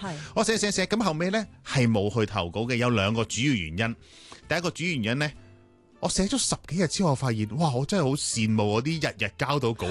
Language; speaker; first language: Cantonese; native; Cantonese